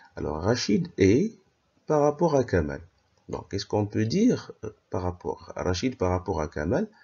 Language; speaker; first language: French; non-native, local second language; Arabic